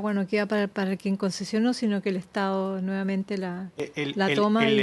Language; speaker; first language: Spanish; native; Spanish